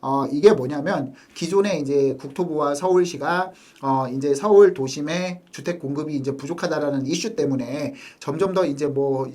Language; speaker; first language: Korean; native; Korean